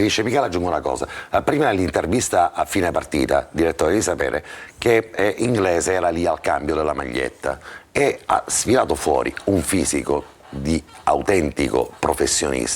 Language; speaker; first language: Italian; native; Italian